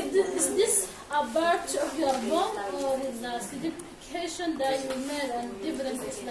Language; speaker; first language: English; non-native, learner; Chinese